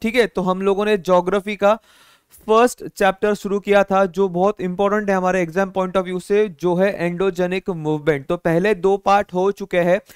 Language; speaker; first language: Hindi; non-native, local second language; Marathi